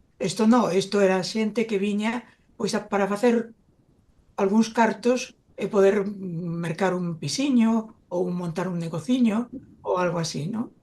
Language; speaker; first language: Galician; native; Galician